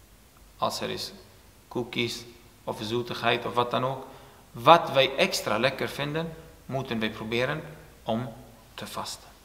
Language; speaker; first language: Dutch; non-native, fluent; Turoyo